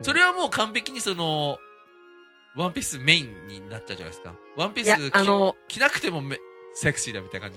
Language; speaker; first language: Japanese; native; Japanese